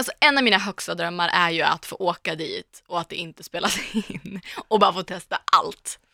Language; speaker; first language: Swedish; native; Swedish